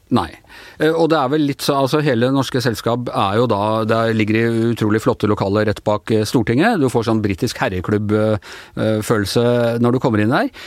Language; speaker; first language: Norwegian; native; Norwegian